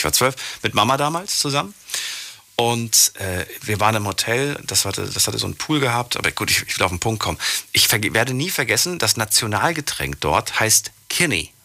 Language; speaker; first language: German; native; German